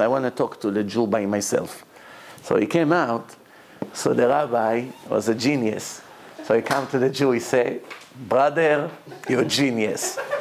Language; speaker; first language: English; non-native, fluent; Hebrew